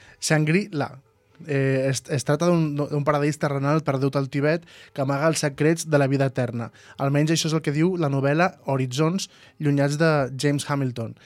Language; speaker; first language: Catalan; native; Catalan